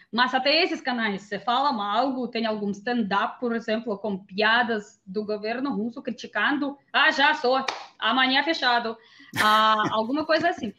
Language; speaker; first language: Portuguese; non-native, learner; Russian